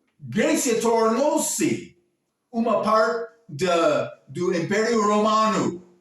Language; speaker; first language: Portuguese; non-native, local second language; English